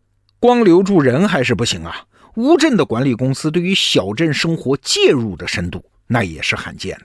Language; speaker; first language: Chinese; native; Chinese